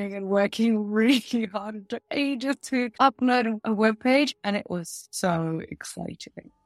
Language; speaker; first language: English; early bilingual, other home language; Russian